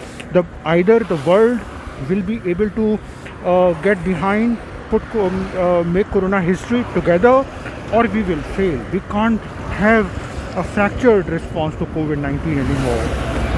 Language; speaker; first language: English; non-native, local second language; Hindi